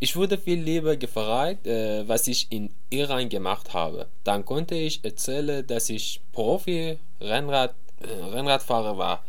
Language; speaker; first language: German; non-native, learner; Persian